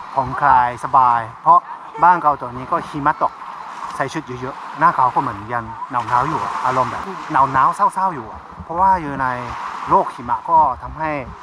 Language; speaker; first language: Thai; native; Thai